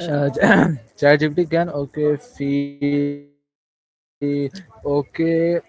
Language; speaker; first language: English; non-native, learner; Urdu